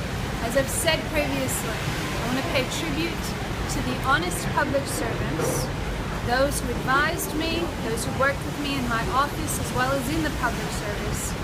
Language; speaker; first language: English; native; English